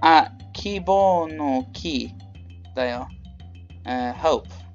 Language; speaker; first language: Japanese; non-native, learner; English